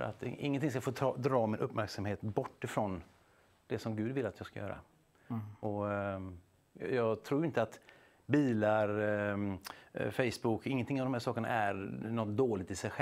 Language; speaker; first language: Swedish; native; Swedish